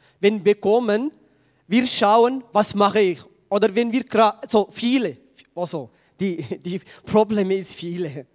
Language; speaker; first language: German; non-native, learner; Tigrinya